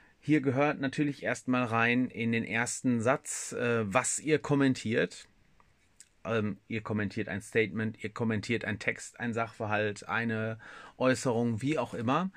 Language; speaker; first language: German; native; German